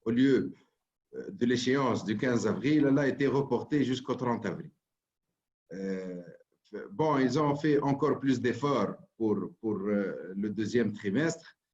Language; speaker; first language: French; non-native, local second language; Arabic